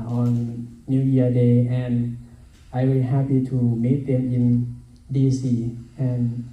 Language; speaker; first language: English; non-native, learner; Thai